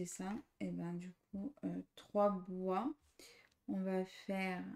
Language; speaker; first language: French; native; French